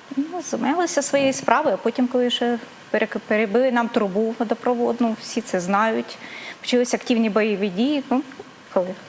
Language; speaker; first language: Ukrainian; non-native, local second language; Russian